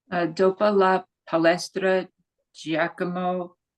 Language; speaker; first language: Italian; non-native, learner; English